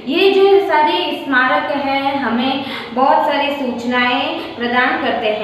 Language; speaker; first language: Hindi; native; Hindi